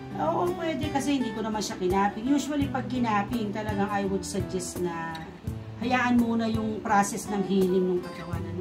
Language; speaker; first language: Filipino; native; Filipino